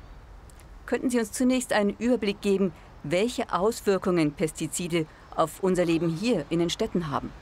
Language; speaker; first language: German; native; German